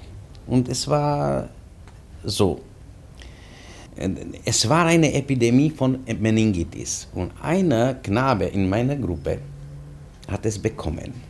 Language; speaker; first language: German; non-native, fluent; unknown